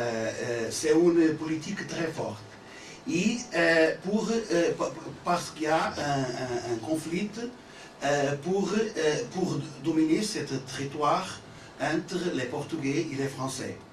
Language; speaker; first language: French; non-native, learner; Portuguese